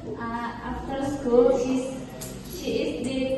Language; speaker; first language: English; non-native, learner; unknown